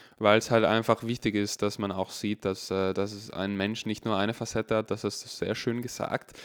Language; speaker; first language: German; native; German